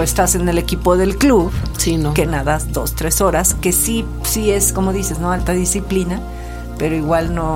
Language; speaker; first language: Spanish; native; Spanish